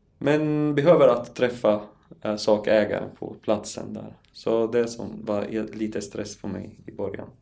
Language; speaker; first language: Swedish; non-native, learner; Arabic